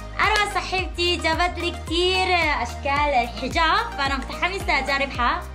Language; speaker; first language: Arabic; non-native, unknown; Korean